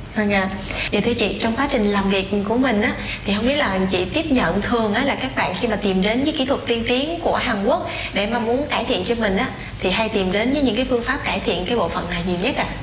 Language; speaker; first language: Vietnamese; native; Vietnamese